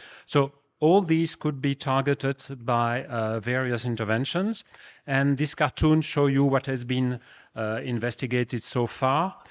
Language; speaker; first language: English; non-native, fluent; French